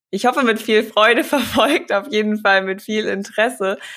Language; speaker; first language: German; native; German